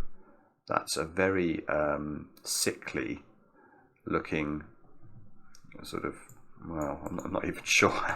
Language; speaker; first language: English; native; English